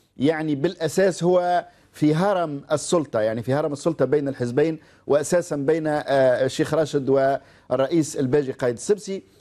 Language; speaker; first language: Arabic; native; Arabic